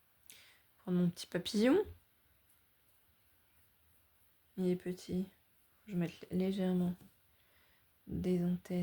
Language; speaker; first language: French; native; French